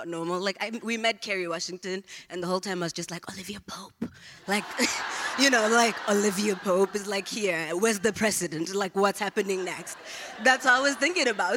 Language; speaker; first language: English; non-native, local second language; Zulu